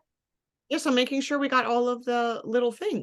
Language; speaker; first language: English; native; English